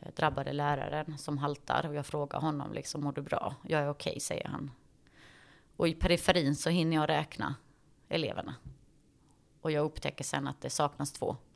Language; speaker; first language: Swedish; early bilingual, other home language; Bosnian